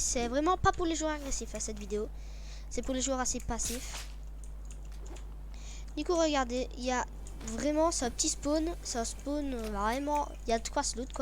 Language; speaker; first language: French; native; French